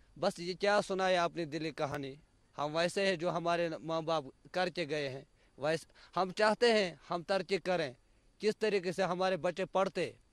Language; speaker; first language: Hindi; non-native, local second language; Kashmiri